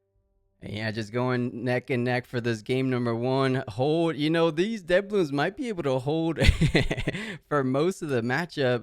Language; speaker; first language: English; native; English